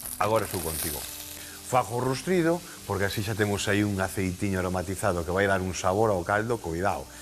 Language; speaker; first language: Galician; native; Galician